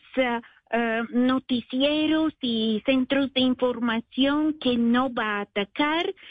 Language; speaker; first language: Spanish; non-native, fluent; Bulgarian